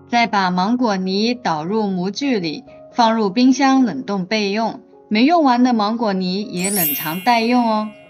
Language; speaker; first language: Chinese; native; Chinese